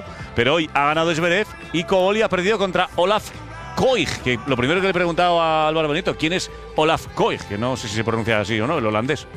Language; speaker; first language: Spanish; native; Spanish